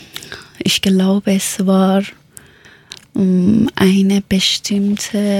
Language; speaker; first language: German; non-native, learner; Persian